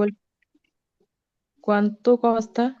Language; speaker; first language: Italian; non-native, learner; Punjabi